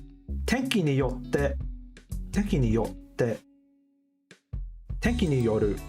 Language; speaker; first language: Japanese; non-native, learner; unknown